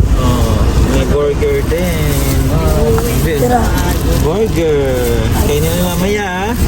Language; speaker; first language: Filipino; native; Filipino